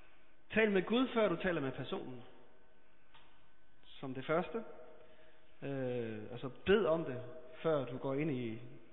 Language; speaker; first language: Danish; native; Danish